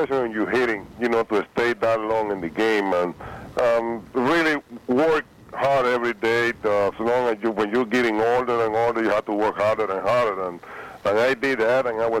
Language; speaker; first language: English; non-native, fluent; Spanish